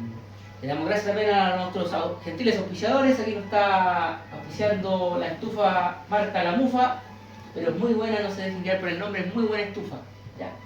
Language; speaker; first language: Spanish; native; Spanish